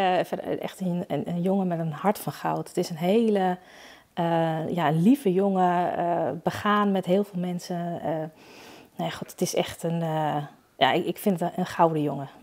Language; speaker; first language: Dutch; native; Dutch